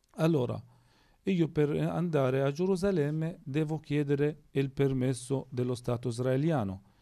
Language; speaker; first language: Italian; non-native, fluent; Arabic